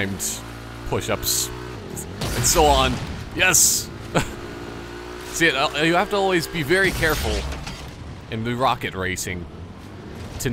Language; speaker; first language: English; native; English